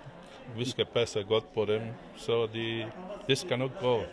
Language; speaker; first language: Danish; non-native, learner; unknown